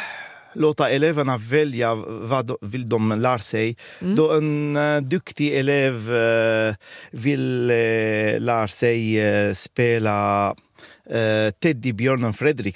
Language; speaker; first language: Swedish; non-native, fluent; Arabic